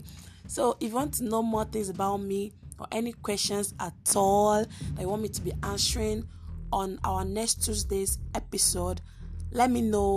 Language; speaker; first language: English; non-native, local second language; Igbo